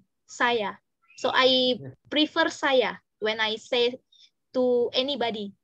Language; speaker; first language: English; non-native, fluent; Indonesian